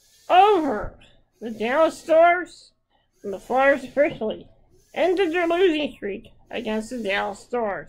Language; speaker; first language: English; native; English